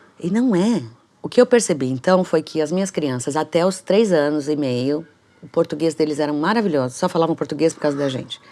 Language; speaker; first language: Portuguese; native; Portuguese